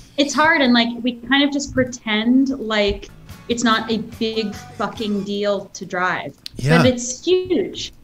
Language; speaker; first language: English; native; English